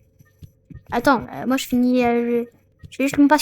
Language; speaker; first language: French; native; French